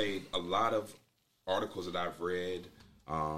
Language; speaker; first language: English; native; English